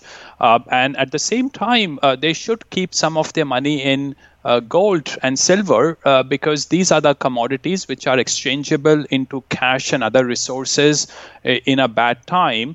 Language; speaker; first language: English; non-native, local second language; Hindi